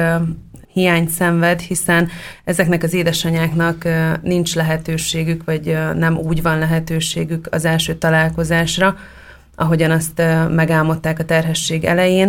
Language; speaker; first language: Hungarian; native; Hungarian